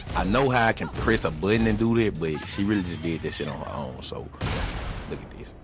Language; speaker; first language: English; native; English